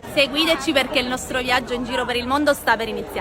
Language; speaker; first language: Italian; native; Italian